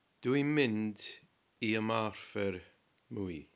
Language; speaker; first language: Welsh; non-native, learner; English